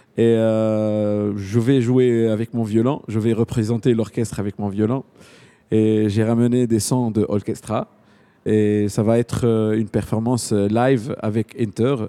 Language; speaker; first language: French; non-native, local second language; Arabic